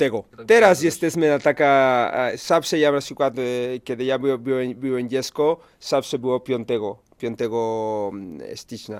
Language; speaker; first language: Polish; non-native, learner; Spanish